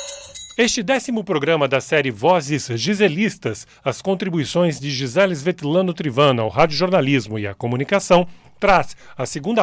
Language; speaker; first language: Portuguese; native; Portuguese